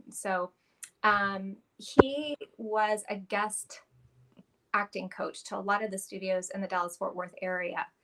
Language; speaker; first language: English; native; English